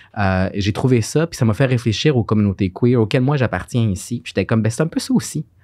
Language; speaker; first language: French; early bilingual, other home language; Spanish